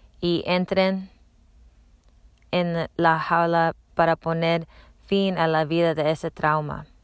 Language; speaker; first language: Spanish; non-native, learner; English